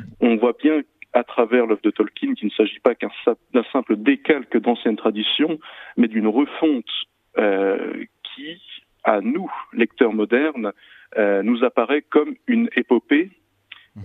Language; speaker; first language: French; native; French